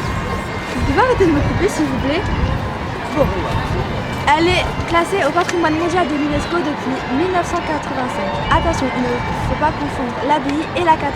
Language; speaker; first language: French; native; French